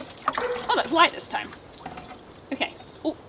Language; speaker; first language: English; native; English